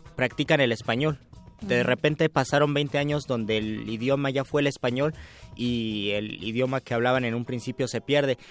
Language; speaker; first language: Spanish; native; Spanish